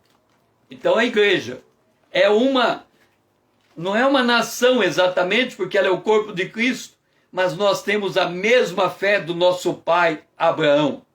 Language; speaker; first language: Portuguese; native; Portuguese